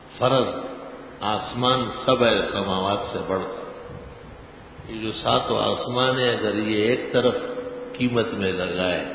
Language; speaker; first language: Urdu; non-native, local second language; Pashto